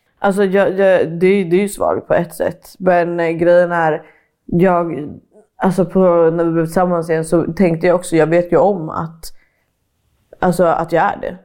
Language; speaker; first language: Swedish; native; Swedish